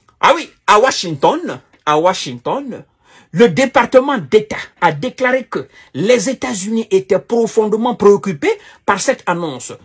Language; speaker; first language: French; non-native, local second language; Wolof